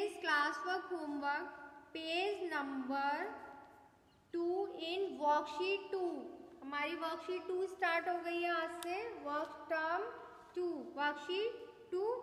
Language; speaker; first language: Hindi; native; Hindi